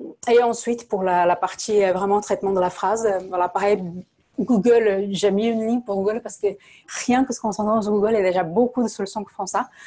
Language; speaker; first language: French; non-native, fluent; Portuguese